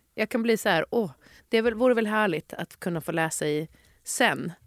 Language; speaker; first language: Swedish; native; Swedish